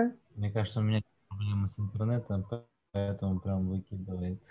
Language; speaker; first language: Russian; non-native, fluent; Korean